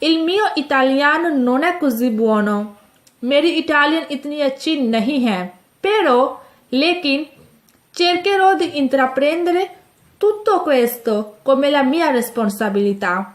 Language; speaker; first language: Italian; non-native, fluent; Urdu